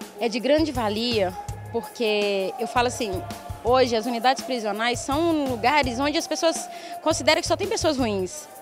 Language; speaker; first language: Portuguese; native; Portuguese